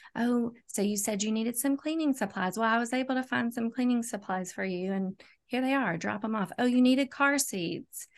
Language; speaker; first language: English; native; English